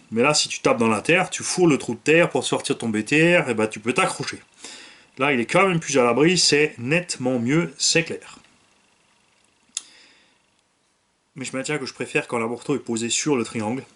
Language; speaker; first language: French; native; French